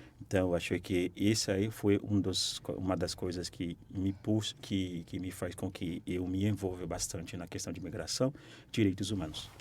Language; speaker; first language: Portuguese; non-native, fluent; Haitian Creole